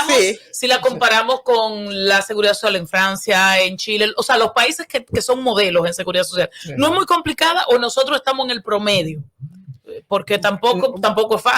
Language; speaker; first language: Spanish; native; Spanish